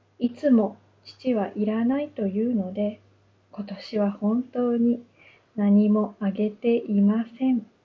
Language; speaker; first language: Japanese; native; Japanese